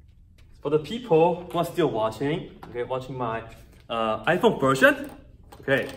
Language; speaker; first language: English; non-native, fluent; Chinese